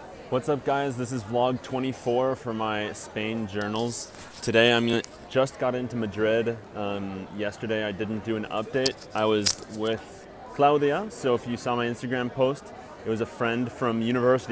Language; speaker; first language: English; native; English